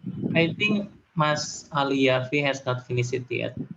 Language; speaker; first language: English; non-native, learner; Indonesian